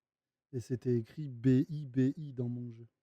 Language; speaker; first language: French; native; French